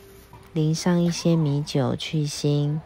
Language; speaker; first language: Chinese; native; Chinese